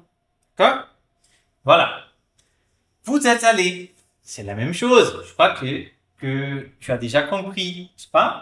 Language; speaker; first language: French; non-native, fluent; Portuguese